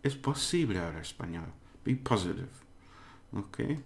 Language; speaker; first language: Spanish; non-native, learner; English